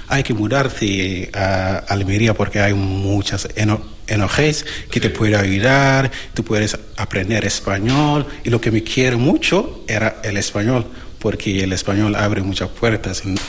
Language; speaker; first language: Spanish; non-native, learner; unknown